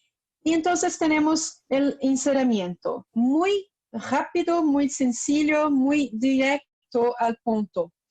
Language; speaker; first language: Spanish; non-native, learner; Portuguese